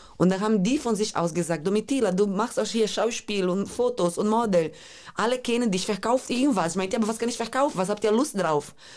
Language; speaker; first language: German; non-native, fluent; Portuguese